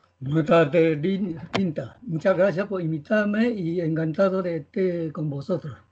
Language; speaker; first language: Spanish; non-native, learner; Chinese